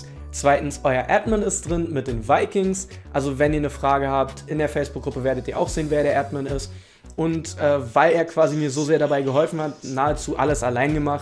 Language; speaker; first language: German; native; German